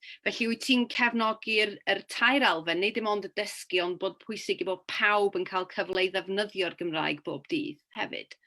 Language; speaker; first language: Welsh; native; Welsh